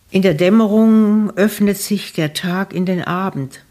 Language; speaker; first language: German; native; German